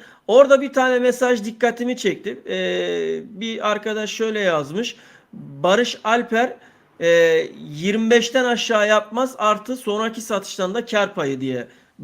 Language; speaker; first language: Turkish; native; Turkish